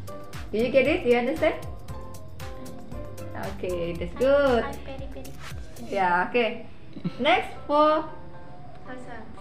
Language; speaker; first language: English; non-native, fluent; Indonesian